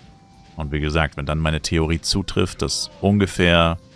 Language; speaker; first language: German; native; German